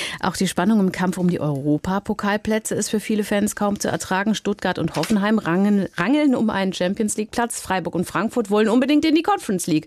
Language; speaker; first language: German; native; German